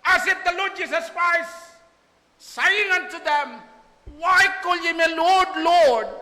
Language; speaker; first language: English; non-native, local second language; Filipino